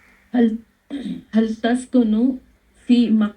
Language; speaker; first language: Arabic; non-native, learner; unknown